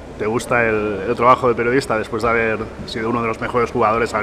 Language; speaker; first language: Spanish; native; Spanish